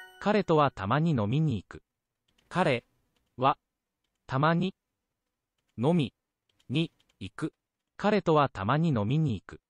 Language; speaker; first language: Japanese; non-native, learner; English